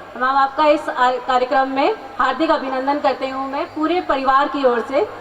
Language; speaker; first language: Hindi; native; Hindi